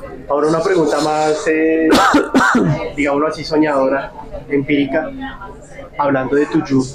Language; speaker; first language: Spanish; native; Spanish